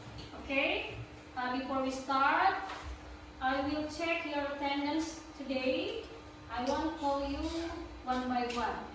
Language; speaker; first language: English; non-native, local second language; Indonesian